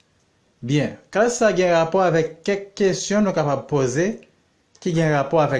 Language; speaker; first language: French; non-native, learner; Haitian Creole